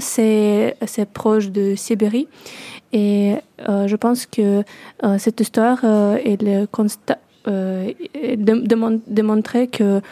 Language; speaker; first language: French; non-native, learner; Russian